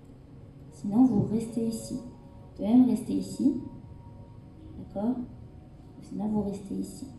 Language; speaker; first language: French; native; French